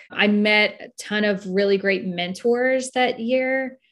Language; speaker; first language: English; native; English